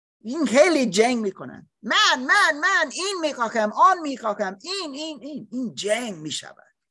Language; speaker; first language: Persian; non-native, learner; English